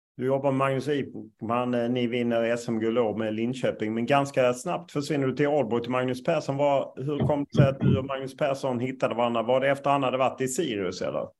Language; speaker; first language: Swedish; native; Swedish